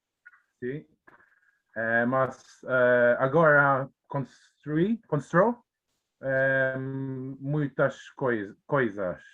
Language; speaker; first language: Portuguese; non-native, learner; Maltese